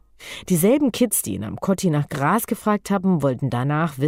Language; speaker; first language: German; native; German